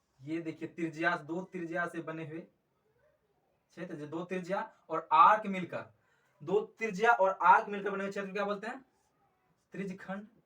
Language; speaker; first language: Hindi; native; Hindi